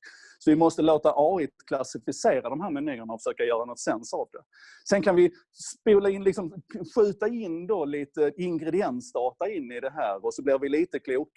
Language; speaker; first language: Swedish; native; Swedish